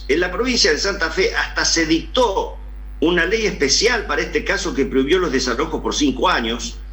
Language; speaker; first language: Spanish; native; Spanish